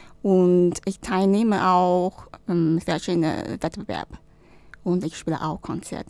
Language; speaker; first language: German; non-native, learner; Chinese